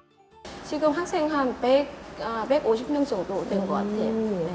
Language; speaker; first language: Korean; non-native, fluent; Vietnamese